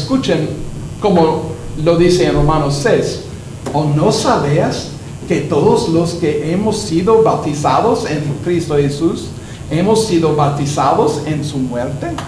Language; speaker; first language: Spanish; non-native, learner; English